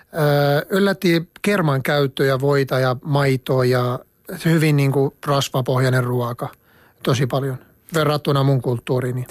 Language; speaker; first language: Finnish; non-native, fluent; Arabic